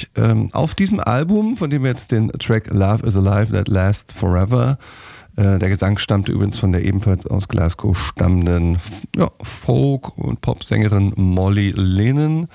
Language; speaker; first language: German; native; German